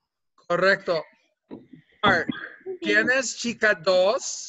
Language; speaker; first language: Spanish; non-native, fluent; English